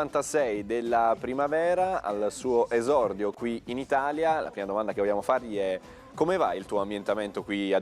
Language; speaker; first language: Italian; native; Italian